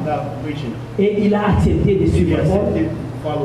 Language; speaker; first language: French; non-native, local second language; Lingala